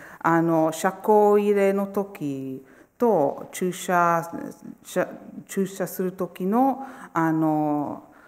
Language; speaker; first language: Japanese; non-native, fluent; Italian